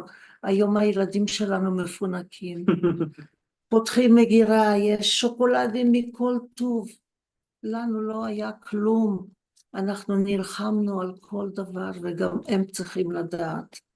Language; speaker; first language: Hebrew; early bilingual, other home language; Polish